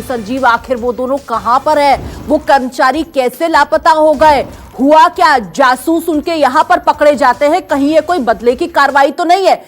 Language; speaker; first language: Hindi; native; Hindi